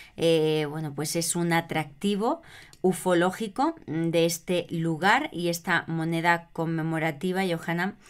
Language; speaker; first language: Spanish; native; Spanish